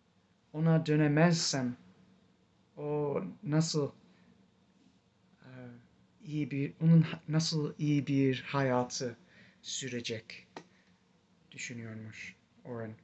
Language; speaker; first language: Turkish; non-native, fluent; English